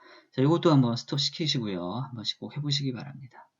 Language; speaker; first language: Korean; native; Korean